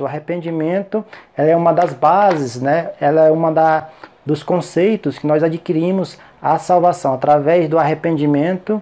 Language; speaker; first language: Portuguese; native; Portuguese